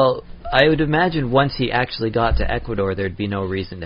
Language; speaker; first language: English; native; English